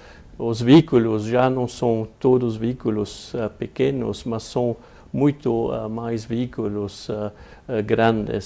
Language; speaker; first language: Portuguese; non-native, fluent; French